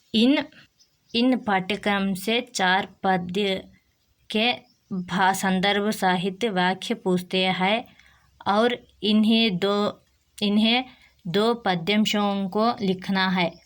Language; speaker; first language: Hindi; non-native, local second language; Telugu